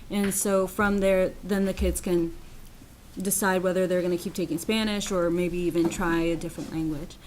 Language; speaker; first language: English; non-native, fluent; Spanish